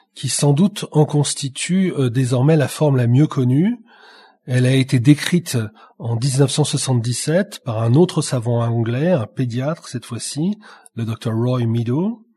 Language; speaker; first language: French; native; French